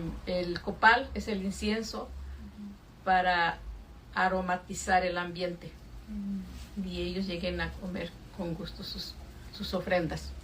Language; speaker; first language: Spanish; native; Spanish